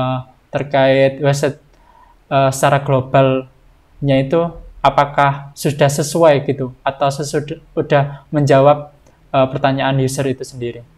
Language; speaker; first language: Indonesian; native; Indonesian